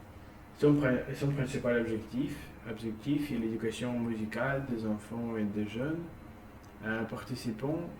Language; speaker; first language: French; non-native, learner; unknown